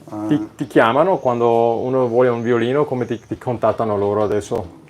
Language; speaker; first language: Italian; non-native, fluent; German